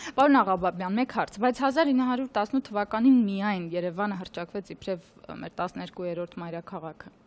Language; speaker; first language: Armenian; native; Armenian